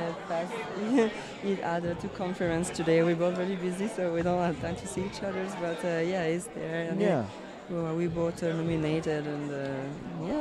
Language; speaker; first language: English; non-native, fluent; French